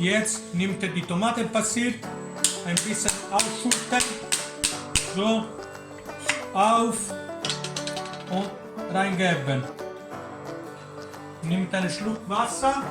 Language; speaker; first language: German; non-native, learner; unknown